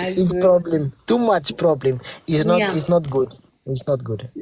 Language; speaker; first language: English; early bilingual, heritage; English